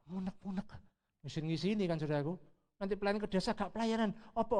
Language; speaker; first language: Indonesian; native; Indonesian